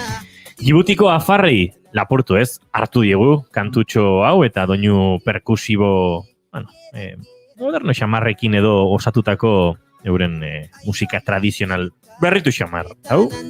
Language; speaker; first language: Basque; native; Basque